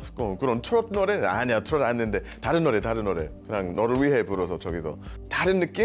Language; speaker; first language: Korean; non-native, learner; English